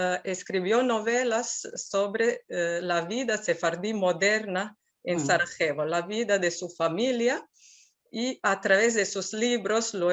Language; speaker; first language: Spanish; non-native, fluent; Serbian